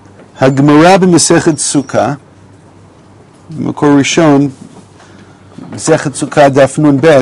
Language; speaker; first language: Hebrew; non-native, fluent; English